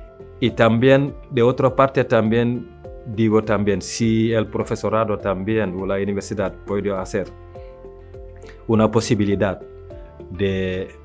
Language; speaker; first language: Spanish; non-native, fluent; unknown